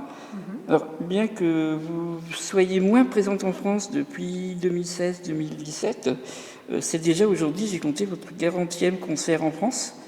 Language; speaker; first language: French; native; French